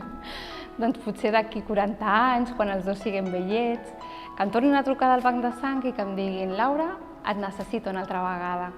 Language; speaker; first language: Catalan; native; Catalan